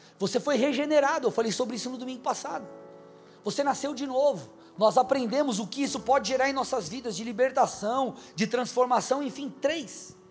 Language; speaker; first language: Portuguese; native; Portuguese